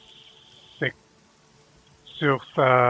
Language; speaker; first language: French; non-native, learner; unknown